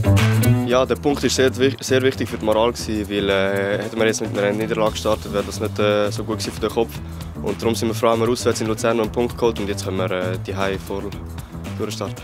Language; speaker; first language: German; native; German